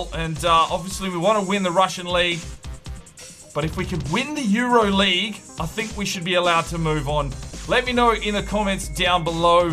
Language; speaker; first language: English; native; English